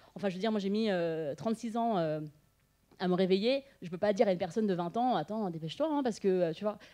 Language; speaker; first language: French; native; French